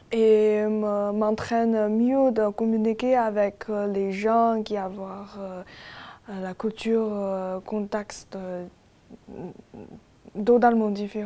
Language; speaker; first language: French; non-native, learner; Chinese